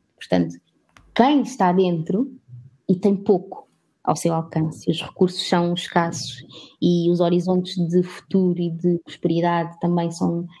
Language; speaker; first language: Portuguese; native; Portuguese